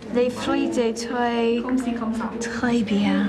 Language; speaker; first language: French; non-native, learner; English